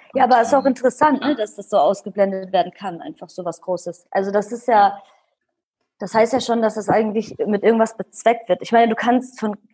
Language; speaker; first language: German; early bilingual, other home language; Kurdish